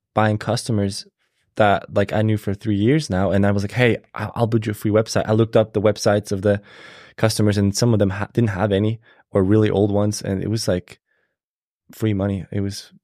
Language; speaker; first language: English; non-native, fluent; German